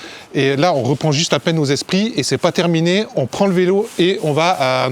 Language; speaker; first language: French; native; French